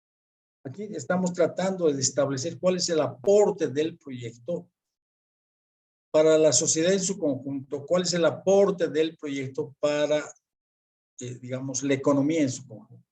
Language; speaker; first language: Spanish; native; Spanish